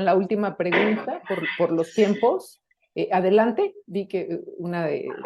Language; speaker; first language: Spanish; native; Spanish